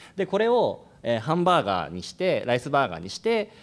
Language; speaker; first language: Japanese; native; Japanese